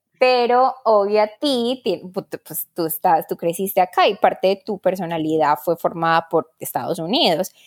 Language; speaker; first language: Spanish; native; Spanish